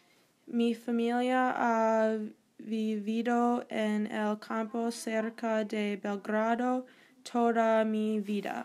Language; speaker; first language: Spanish; non-native, learner; English